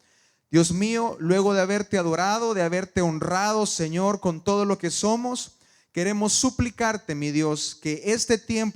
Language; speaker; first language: Spanish; native; Spanish